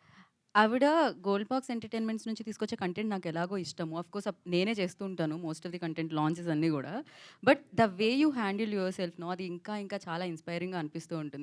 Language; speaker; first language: Telugu; native; Telugu